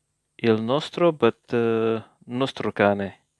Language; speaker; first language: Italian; non-native, learner; English